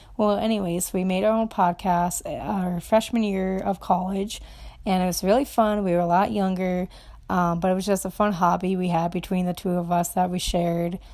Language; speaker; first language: English; non-native, fluent; Romanian